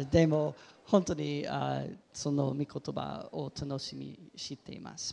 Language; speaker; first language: Japanese; non-native, fluent; English